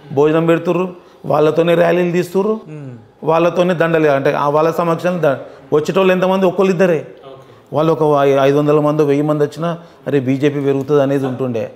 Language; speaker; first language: Telugu; native; Telugu